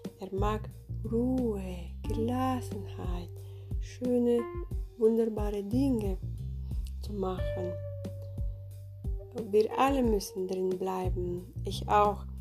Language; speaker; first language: German; non-native, fluent; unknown